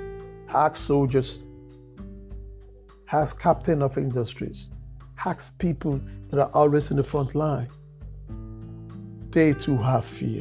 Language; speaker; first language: English; non-native, local second language; Yoruba